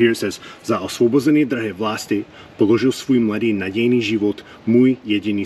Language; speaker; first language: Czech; non-native, fluent; English